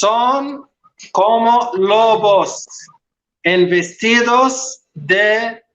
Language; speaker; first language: Spanish; non-native, local second language; Arabic